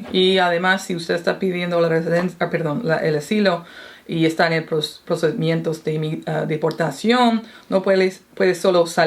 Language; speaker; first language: Spanish; non-native, fluent; English